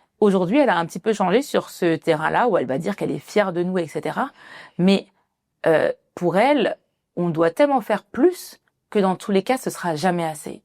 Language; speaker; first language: French; early bilingual, other home language; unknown